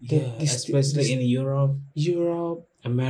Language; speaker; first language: English; non-native, learner; Indonesian